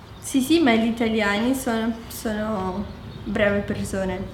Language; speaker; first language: Italian; non-native, fluent; Portuguese